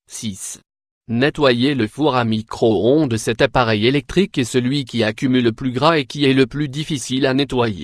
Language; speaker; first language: French; native; French